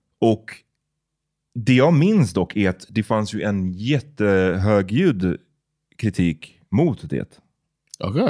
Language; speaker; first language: Swedish; native; Swedish